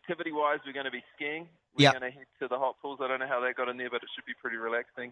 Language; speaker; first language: English; native; English